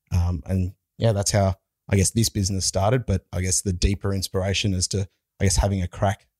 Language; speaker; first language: English; native; English